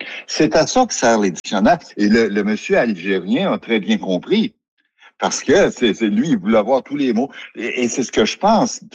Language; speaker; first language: French; native; French